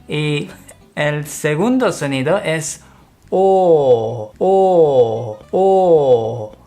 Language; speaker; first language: Spanish; non-native, fluent; English